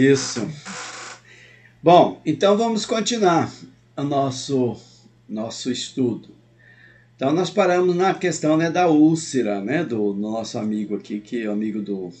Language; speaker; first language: Portuguese; native; Portuguese